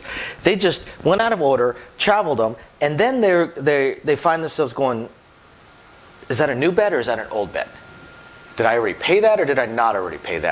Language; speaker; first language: English; native; English